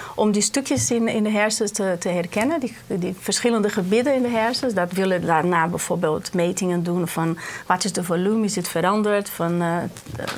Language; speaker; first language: Dutch; non-native, fluent; Portuguese